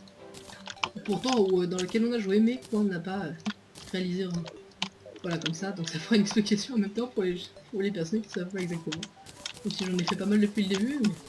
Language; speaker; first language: French; native; French